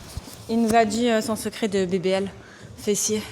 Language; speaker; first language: French; native; French